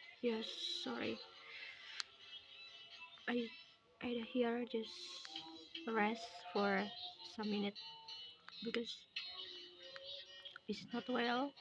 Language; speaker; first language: English; non-native, learner; Indonesian